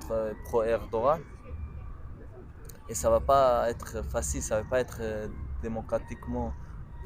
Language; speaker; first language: French; non-native, local second language; Kurdish